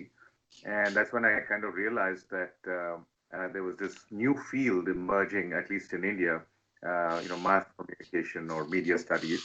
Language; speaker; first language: English; non-native, local second language; Telugu